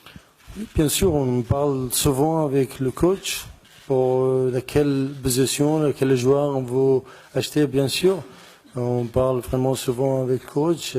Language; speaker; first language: French; non-native, learner; Arabic